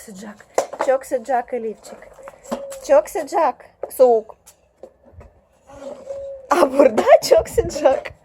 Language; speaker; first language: Turkish; non-native, learner; Russian